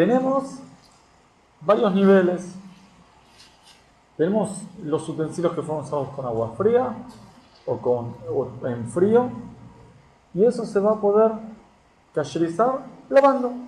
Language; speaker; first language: Spanish; native; Spanish